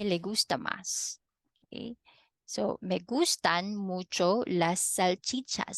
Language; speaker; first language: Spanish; non-native, fluent; Filipino